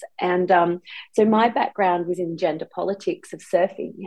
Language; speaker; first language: English; native; English